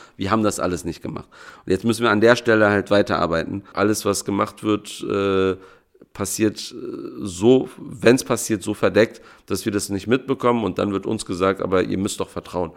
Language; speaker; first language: German; native; German